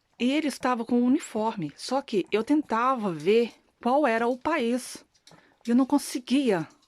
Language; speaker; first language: Portuguese; non-native, learner; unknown